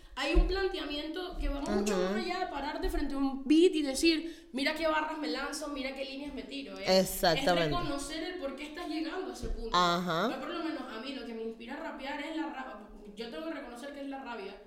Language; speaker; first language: Spanish; native; Spanish